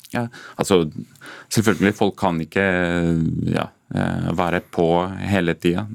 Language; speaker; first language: Norwegian; non-native, fluent; Ukrainian